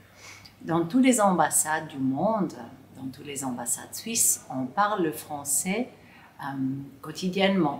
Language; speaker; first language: French; non-native, local second language; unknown